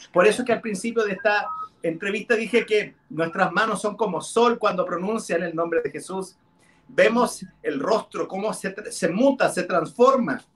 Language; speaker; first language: Spanish; non-native, local second language; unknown